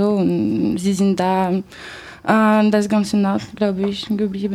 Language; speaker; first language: German; non-native, learner; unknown